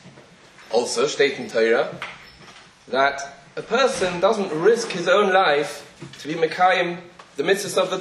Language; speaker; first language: English; native; English